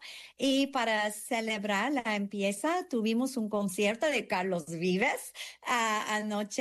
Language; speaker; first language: Spanish; early bilingual, heritage; English